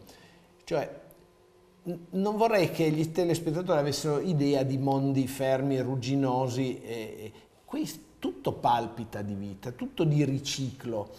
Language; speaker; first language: Italian; native; Italian